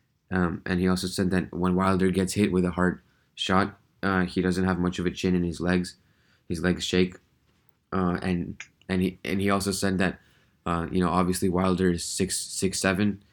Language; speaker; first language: English; early bilingual, other home language; Russian